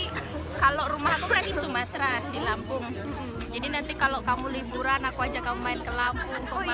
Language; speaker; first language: Indonesian; native; Indonesian